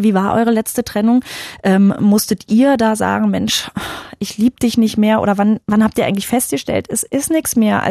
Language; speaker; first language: German; native; German